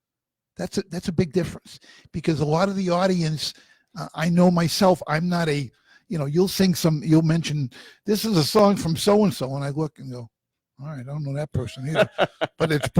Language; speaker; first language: English; native; English